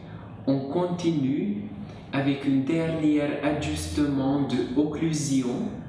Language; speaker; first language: French; non-native, fluent; Hungarian